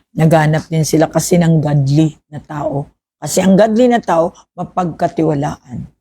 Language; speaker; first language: Filipino; non-native, local second language; Hiligaynon